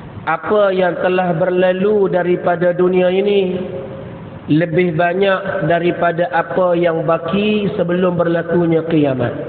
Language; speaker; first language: Malay; native; Malay